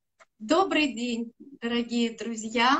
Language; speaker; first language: Russian; native; Russian